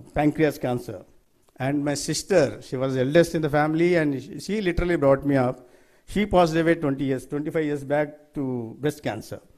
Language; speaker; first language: English; non-native, local second language; Telugu